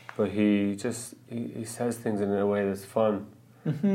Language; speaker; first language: English; native; English